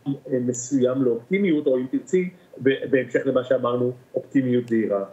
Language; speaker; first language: Hebrew; native; Hebrew